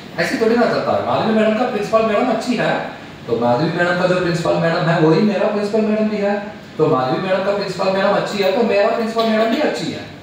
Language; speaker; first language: Hindi; non-native, local second language; Telugu